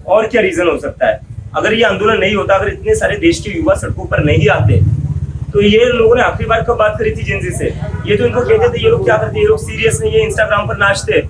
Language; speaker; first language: Hindi; non-native, local second language; Marathi